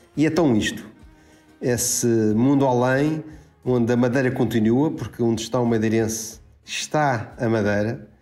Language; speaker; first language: Portuguese; native; Portuguese